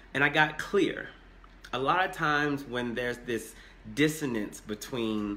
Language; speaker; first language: English; native; English